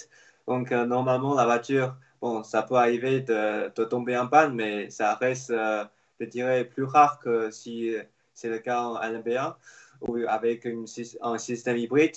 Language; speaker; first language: French; non-native, fluent; Chinese